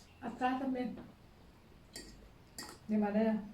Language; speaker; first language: Spanish; non-native, learner; Thai